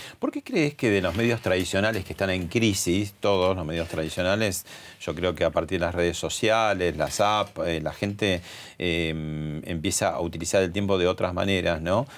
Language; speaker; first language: Spanish; native; Spanish